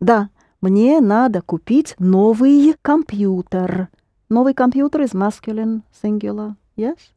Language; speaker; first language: Russian; non-native, fluent; English